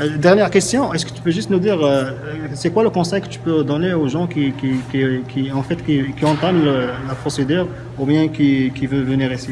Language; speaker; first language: French; non-native, local second language; Arabic